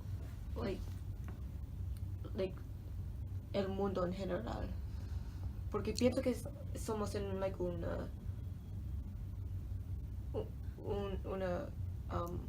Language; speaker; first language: Spanish; non-native, learner; English